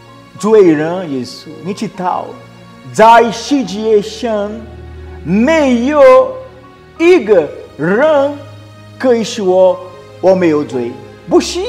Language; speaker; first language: Chinese; non-native, learner; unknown